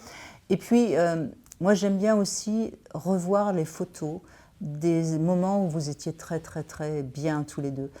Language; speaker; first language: French; native; French